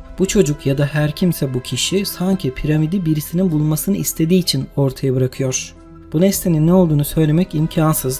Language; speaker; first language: Turkish; native; Turkish